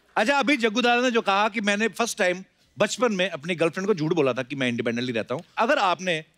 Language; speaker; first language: Hindi; non-native, local second language; Punjabi